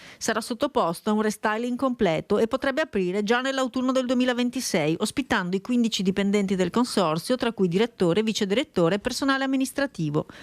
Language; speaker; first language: Italian; native; Italian